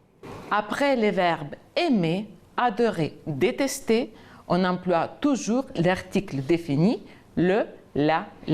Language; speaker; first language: French; non-native, fluent; Ukrainian